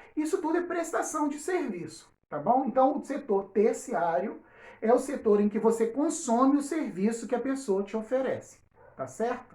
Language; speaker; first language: Portuguese; native; Portuguese